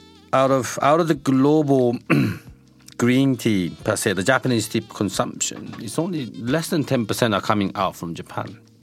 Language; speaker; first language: English; non-native, fluent; Japanese